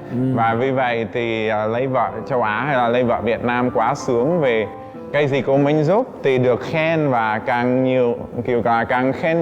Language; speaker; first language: Vietnamese; non-native, fluent; Czech